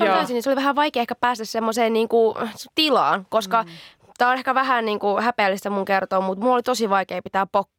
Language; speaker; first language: Finnish; native; Finnish